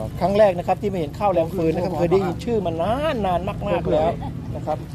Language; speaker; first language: Thai; native; Thai